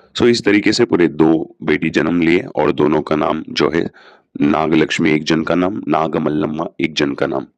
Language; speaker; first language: Hindi; non-native, local second language; Telugu